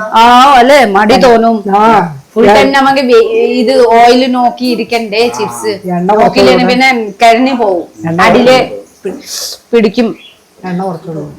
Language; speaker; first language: Malayalam; non-native, fluent; Nepali